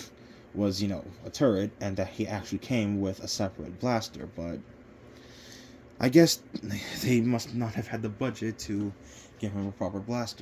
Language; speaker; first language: English; native; English